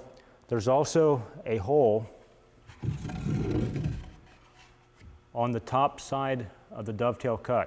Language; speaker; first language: English; native; English